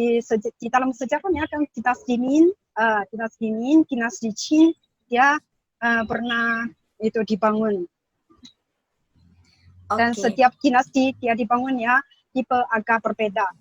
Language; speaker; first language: Indonesian; non-native, learner; Chinese